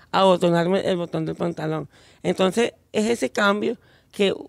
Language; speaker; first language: Spanish; native; Spanish